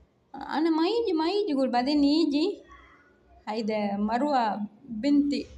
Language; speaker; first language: Arabic; non-native, learner; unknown